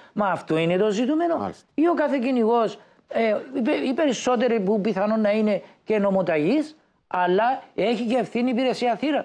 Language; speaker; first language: Greek; native; Greek